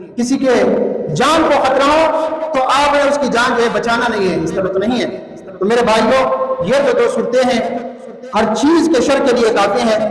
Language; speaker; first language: Urdu; non-native, local second language; Pashto